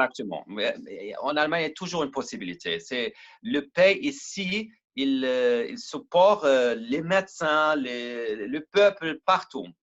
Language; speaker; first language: French; non-native, learner; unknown